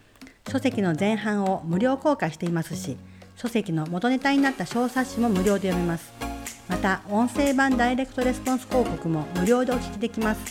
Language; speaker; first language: Japanese; native; Japanese